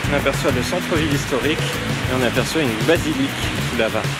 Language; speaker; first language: French; native; French